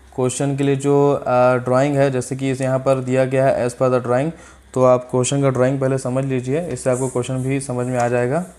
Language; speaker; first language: Hindi; native; Hindi